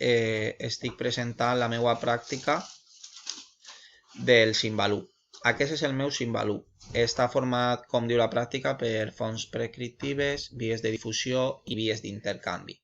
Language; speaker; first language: Catalan; non-native, local second language; Spanish